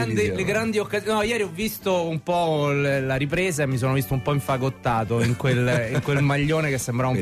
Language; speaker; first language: Italian; native; Italian